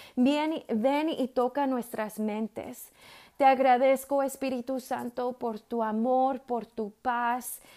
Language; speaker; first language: Spanish; early bilingual, heritage; Spanish